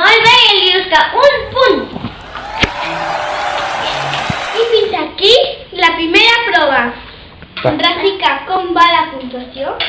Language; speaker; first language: Catalan; non-native, learner; Spanish